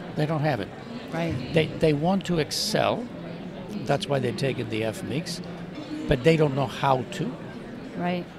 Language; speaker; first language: English; non-native, fluent; Spanish